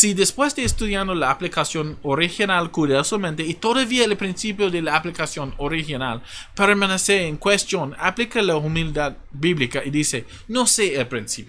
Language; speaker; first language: Spanish; non-native, fluent; English